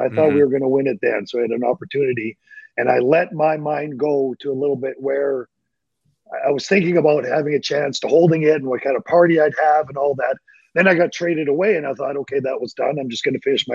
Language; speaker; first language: English; native; English